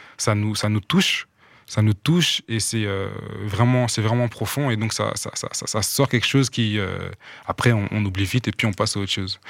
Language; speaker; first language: French; non-native, local second language; Rundi